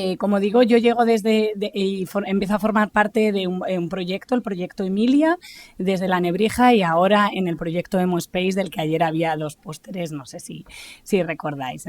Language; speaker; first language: Spanish; native; Spanish